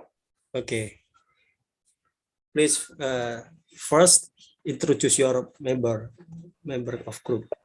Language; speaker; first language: English; non-native, learner; Indonesian